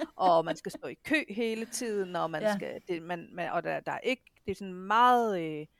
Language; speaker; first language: Danish; native; Danish